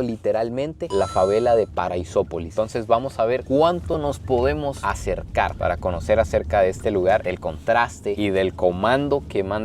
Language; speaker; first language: Spanish; native; Spanish